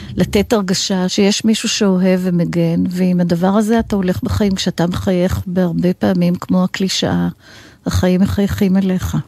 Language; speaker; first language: Hebrew; native; Hebrew